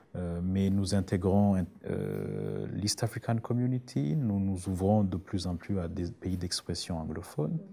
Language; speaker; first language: French; non-native, local second language; Rundi